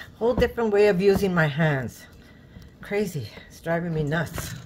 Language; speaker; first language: English; native; English